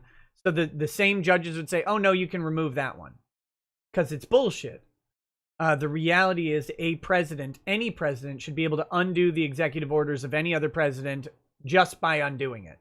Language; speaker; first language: English; native; English